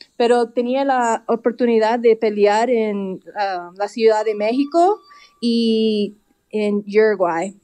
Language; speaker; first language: Spanish; early bilingual, heritage; English